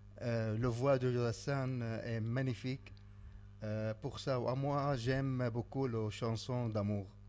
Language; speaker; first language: French; non-native, learner; Arabic